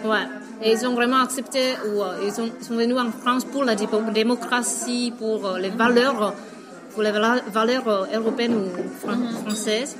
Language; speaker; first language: French; non-native, fluent; Vietnamese